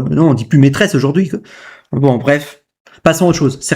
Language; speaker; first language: French; native; French